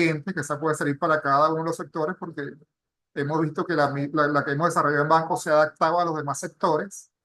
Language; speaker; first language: Spanish; native; Spanish